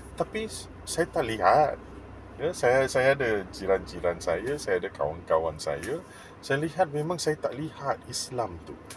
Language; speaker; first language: Malay; non-native, local second language; English